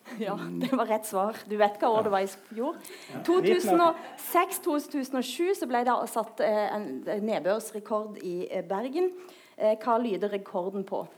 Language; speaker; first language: Norwegian; native; Norwegian